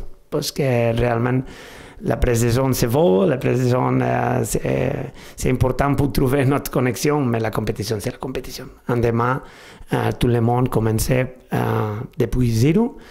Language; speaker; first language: French; non-native, fluent; Spanish